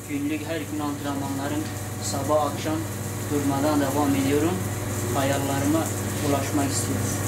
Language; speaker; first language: Turkish; non-native, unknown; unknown